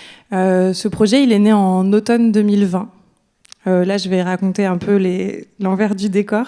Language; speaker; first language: French; native; French